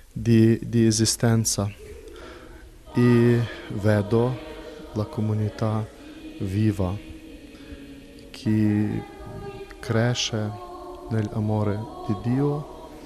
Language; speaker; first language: Italian; non-native, fluent; Ukrainian